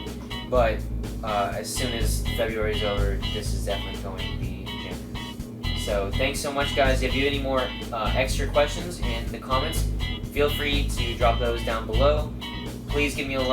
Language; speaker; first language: English; native; English